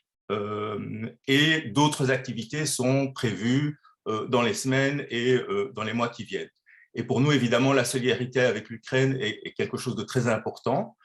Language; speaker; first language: French; native; French